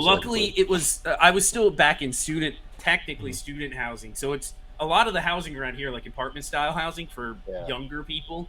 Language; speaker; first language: English; native; English